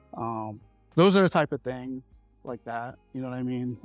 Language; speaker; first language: English; native; English